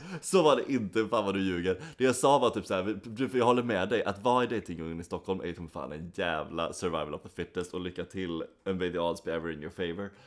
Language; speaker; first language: Swedish; native; Swedish